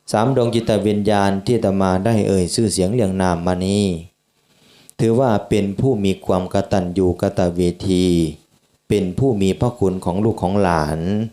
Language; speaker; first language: Thai; native; Thai